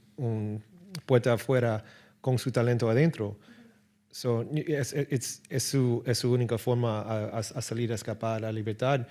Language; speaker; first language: Spanish; early bilingual, heritage; English